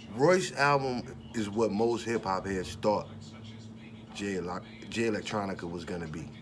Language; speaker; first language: English; native; English